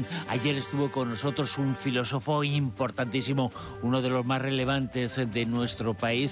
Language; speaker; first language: Spanish; native; Spanish